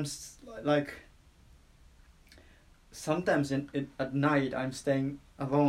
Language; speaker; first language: English; non-native, fluent; Japanese